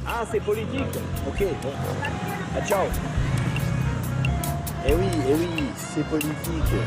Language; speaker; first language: French; native; French